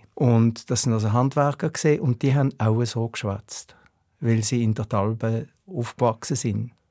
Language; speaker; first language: German; native; German